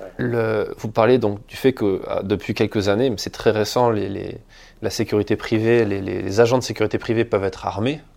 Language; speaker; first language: French; native; French